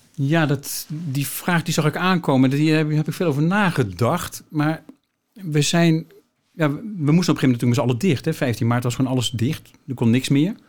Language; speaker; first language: Dutch; native; Dutch